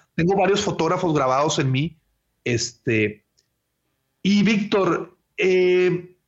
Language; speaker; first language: Spanish; native; Spanish